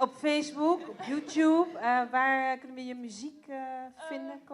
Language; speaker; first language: Dutch; native; Dutch